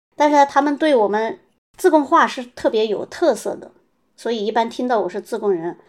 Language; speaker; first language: Chinese; native; Chinese